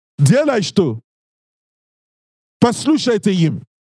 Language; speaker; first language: Russian; non-native, learner; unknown